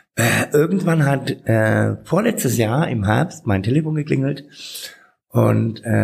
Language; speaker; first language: German; native; German